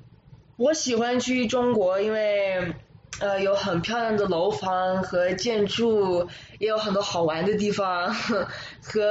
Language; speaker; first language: Chinese; early bilingual, other home language; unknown